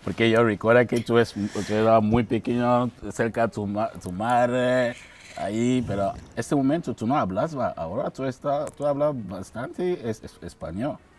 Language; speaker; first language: Spanish; non-native, learner; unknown